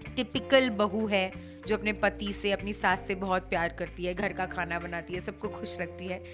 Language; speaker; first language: Hindi; non-native, local second language; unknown